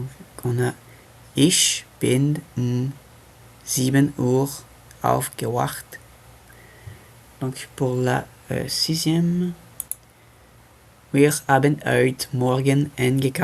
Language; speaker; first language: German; non-native, fluent; French